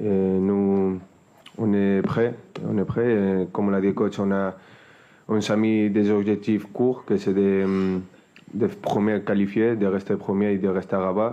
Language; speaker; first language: French; non-native, fluent; Spanish